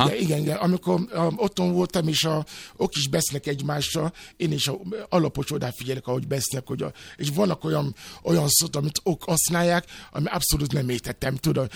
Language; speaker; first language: Hungarian; non-native, fluent; Yoruba